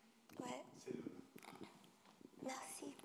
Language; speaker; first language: French; non-native, fluent; Italian